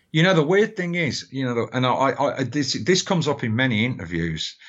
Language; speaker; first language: English; native; English